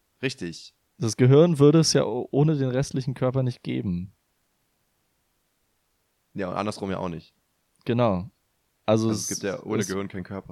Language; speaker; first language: German; native; German